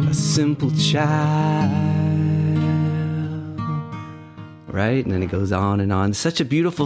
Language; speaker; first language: English; native; English